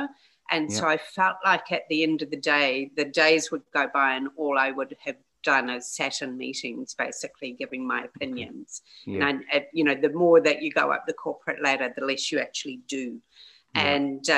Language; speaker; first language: English; native; English